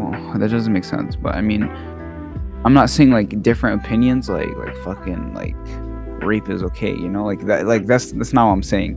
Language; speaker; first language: English; early bilingual, other home language; Arabic